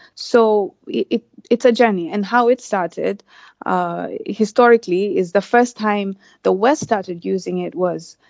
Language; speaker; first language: English; non-native, local second language; Swahili